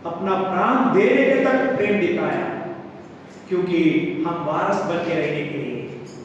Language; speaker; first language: Hindi; non-native, local second language; Telugu